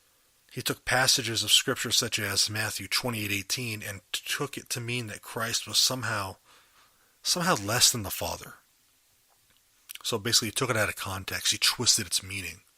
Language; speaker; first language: English; native; English